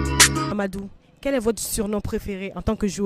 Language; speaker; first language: French; non-native, local second language; Bambara